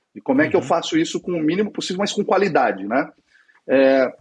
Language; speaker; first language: Portuguese; native; Portuguese